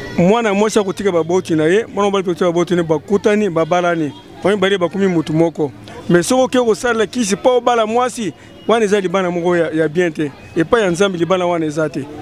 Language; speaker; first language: Lingala; native; Lingala